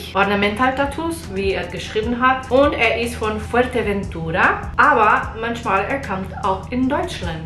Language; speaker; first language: German; non-native, learner; Portuguese